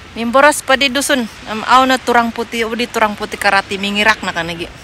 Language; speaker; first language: Malay; non-native, local second language; Central Dusun